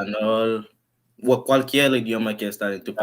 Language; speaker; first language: Spanish; non-native, learner; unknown